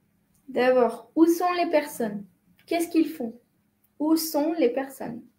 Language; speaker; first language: French; non-native, fluent; Spanish